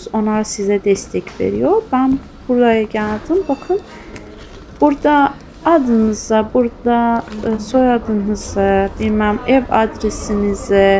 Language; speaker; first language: Turkish; non-native, fluent; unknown